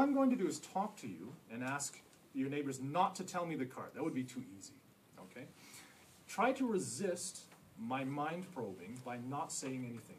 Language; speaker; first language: English; native; English